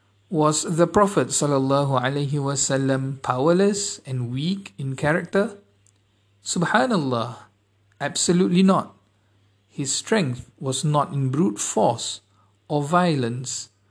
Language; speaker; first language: English; non-native, local second language; Malay